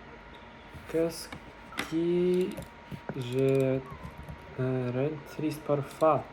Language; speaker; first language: French; non-native, learner; Russian